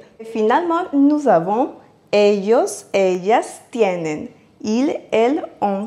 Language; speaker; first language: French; non-native, fluent; Spanish